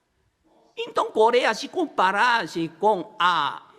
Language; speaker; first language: Portuguese; non-native, learner; Korean